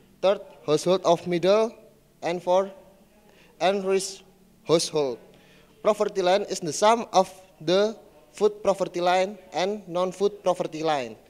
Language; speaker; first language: English; non-native, learner; Indonesian